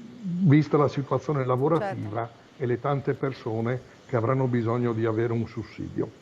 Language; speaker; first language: Italian; native; Italian